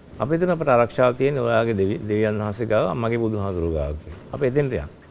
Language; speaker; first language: Sinhala; native; Sinhala